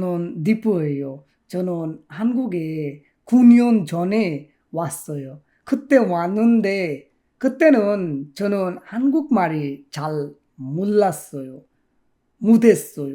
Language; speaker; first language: Korean; non-native, fluent; Bangla